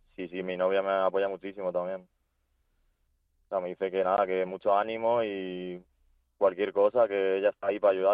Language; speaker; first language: Spanish; early bilingual, other home language; Ukrainian